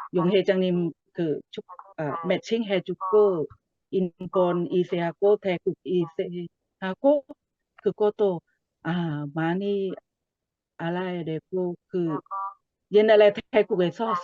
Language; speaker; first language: Korean; non-native, learner; Thai